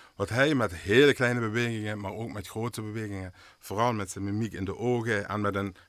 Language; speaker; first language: Dutch; native; Dutch